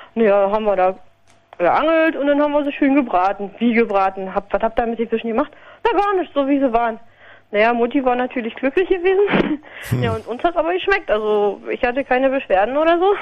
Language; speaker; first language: German; non-native, fluent; Polish